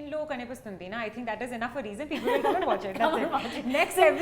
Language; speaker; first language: Telugu; non-native, learner; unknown